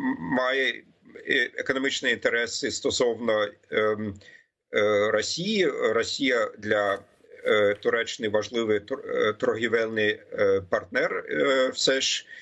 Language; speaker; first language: Ukrainian; non-native, fluent; German